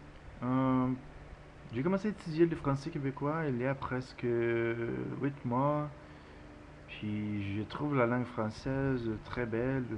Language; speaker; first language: French; non-native, learner; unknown